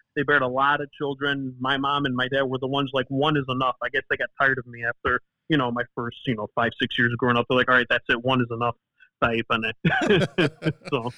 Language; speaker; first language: English; early bilingual, other home language; Greek